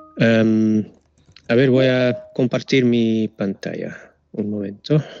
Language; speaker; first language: Spanish; non-native, fluent; Dutch